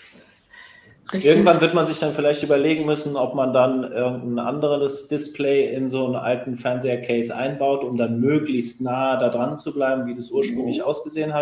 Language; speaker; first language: German; native; German